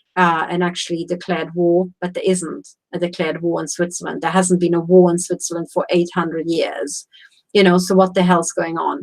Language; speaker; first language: English; non-native, fluent; Romanian